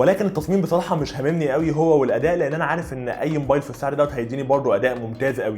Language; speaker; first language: Arabic; native; Arabic